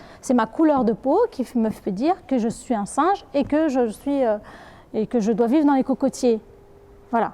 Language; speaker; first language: French; native; French